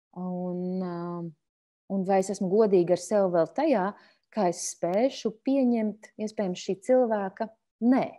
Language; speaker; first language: Latvian; native; Latvian